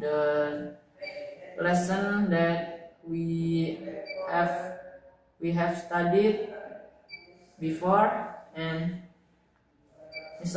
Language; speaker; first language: English; non-native, learner; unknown